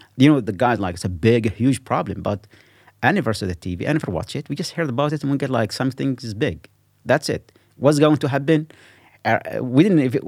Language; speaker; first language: English; non-native, fluent; Arabic